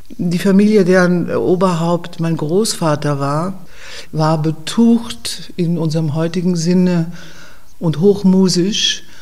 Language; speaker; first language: German; native; German